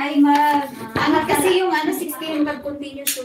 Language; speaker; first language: Filipino; native; Filipino